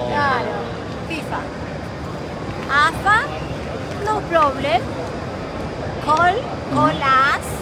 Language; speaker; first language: English; non-native, learner; Spanish